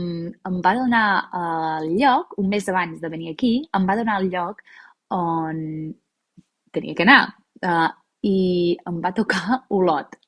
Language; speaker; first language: Catalan; non-native, fluent; English